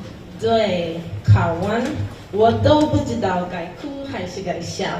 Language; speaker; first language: Chinese; non-native, learner; English